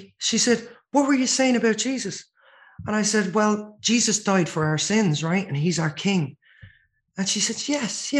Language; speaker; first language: English; native; English